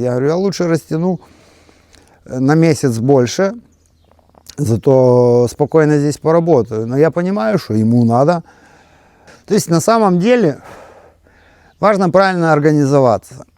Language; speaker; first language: Russian; native; Russian